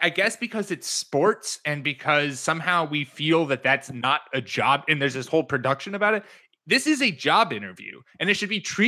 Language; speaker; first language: English; native; English